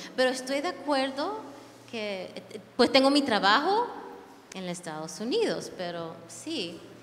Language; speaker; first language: Spanish; early bilingual, heritage; Spanish